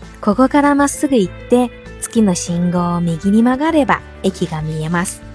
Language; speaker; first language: Japanese; non-native, fluent; Chinese